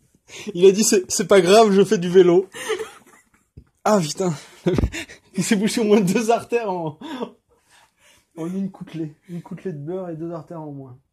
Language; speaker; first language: French; native; French